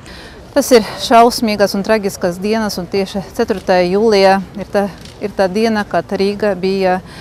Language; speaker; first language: Latvian; non-native, local second language; Russian